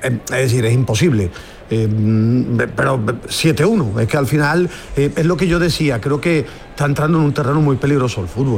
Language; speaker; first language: Spanish; native; Spanish